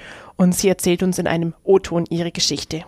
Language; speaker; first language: German; native; German